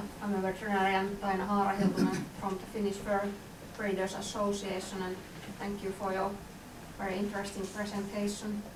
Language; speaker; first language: English; non-native, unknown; Finnish